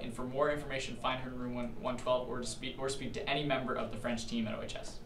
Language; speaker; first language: English; native; English